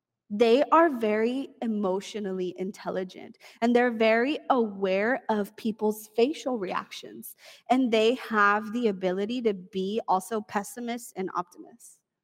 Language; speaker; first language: English; early bilingual, other home language; Spanish